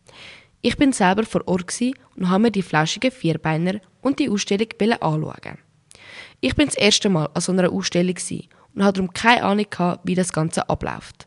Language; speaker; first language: German; native; German